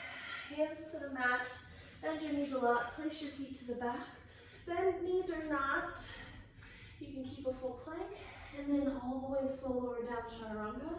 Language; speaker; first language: English; native; English